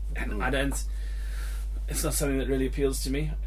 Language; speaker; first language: English; native; English